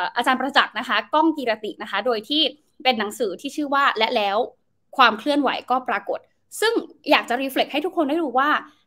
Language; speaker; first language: Thai; native; Thai